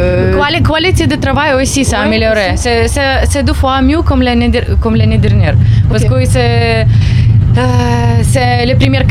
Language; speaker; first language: French; non-native, learner; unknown